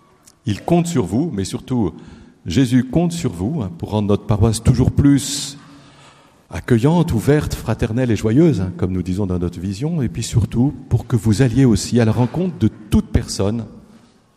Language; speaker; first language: French; native; French